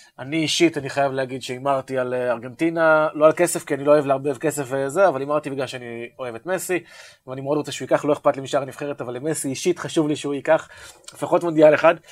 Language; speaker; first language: Hebrew; native; Hebrew